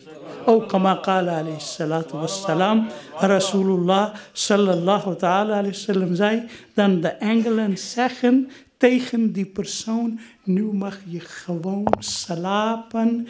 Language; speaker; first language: Dutch; non-native, fluent; Urdu